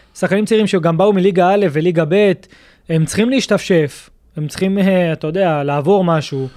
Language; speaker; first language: Hebrew; native; Hebrew